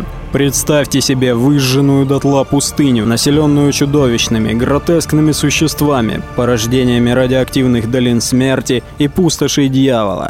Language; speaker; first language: Russian; native; Russian